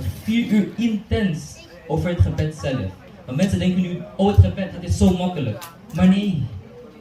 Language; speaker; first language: Dutch; early bilingual, other home language; Indonesian